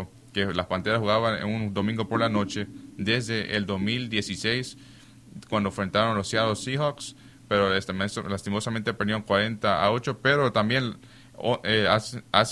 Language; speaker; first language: Spanish; early bilingual, heritage; Spanish